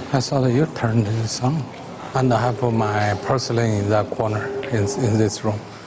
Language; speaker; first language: English; non-native, fluent; Chinese